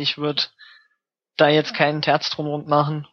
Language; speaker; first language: German; native; German